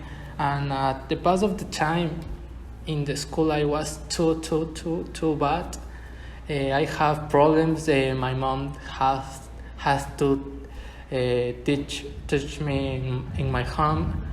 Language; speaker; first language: English; non-native, learner; Spanish